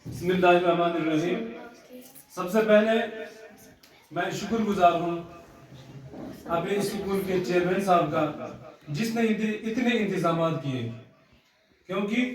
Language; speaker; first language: Hindi; non-native, local second language; Kashmiri